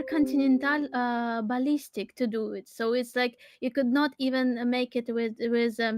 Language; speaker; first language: English; non-native, learner; Crimean Tatar